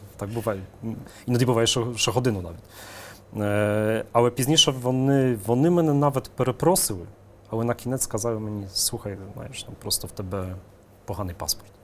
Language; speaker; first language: Ukrainian; early bilingual, heritage; Ukrainian